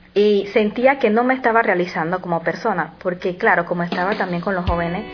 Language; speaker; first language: Spanish; native; Spanish